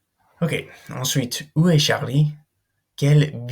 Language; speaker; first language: French; non-native, fluent; English